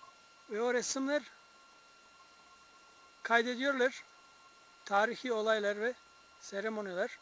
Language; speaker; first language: Turkish; non-native, fluent; English